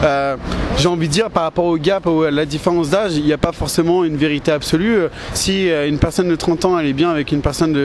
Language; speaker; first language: French; native; French